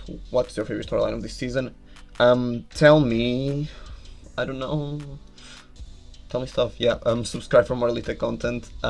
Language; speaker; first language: English; non-native, fluent; Portuguese